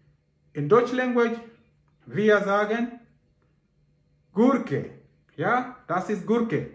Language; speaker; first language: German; non-native, learner; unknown